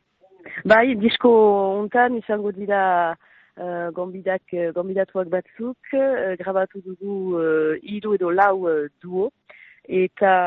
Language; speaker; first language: Basque; non-native, local second language; French